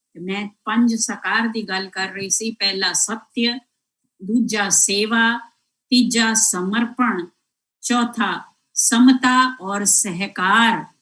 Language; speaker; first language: Hindi; non-native, local second language; Punjabi